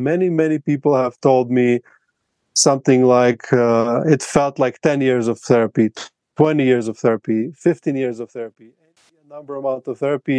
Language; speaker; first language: English; non-native, fluent; Russian